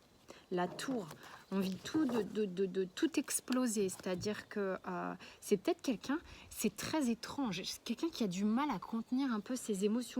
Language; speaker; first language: French; native; French